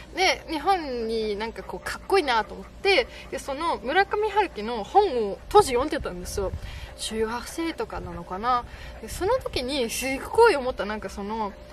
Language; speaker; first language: Japanese; non-native, fluent; German